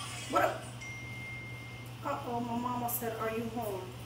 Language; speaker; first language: English; early bilingual, other home language; Spanish